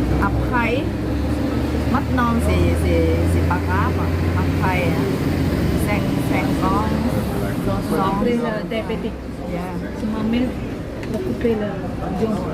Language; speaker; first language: French; non-native, learner; Thai